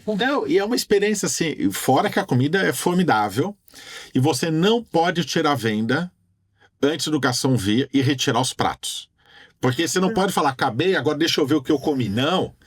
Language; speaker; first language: Portuguese; native; Portuguese